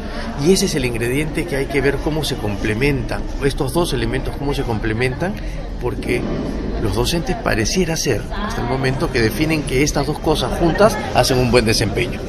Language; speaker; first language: Spanish; native; Spanish